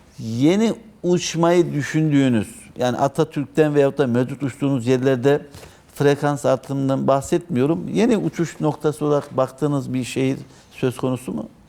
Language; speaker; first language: Turkish; native; Turkish